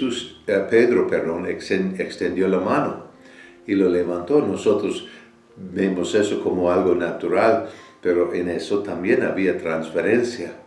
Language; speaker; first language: Spanish; non-native, fluent; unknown